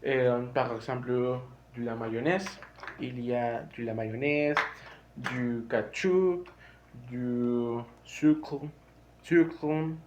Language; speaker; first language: French; non-native, learner; Spanish